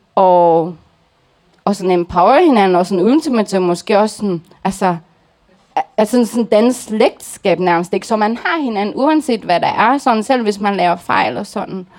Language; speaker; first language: Danish; early bilingual, other home language; Japanese